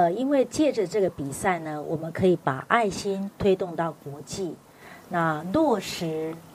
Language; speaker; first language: Chinese; native; Chinese